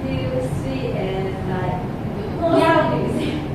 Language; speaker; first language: English; non-native, learner; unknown